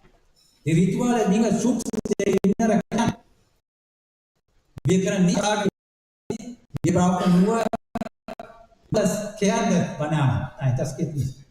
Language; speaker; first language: German; non-native, learner; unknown